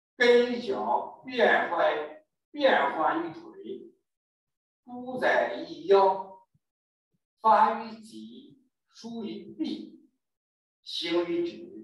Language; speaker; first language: Chinese; native; Chinese